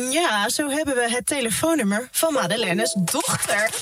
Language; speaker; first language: Dutch; native; Dutch